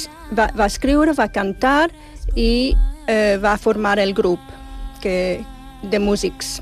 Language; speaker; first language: Catalan; non-native, fluent; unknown